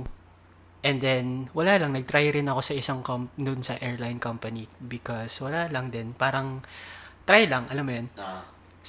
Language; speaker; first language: English; non-native, local second language; Cebuano